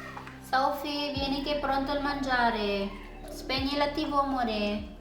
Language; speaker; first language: Italian; non-native, fluent; Filipino